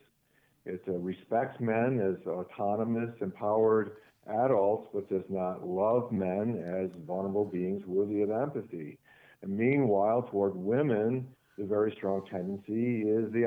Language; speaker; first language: English; native; English